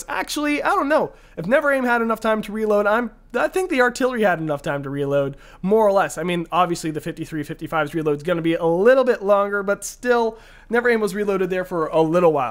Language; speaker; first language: English; native; English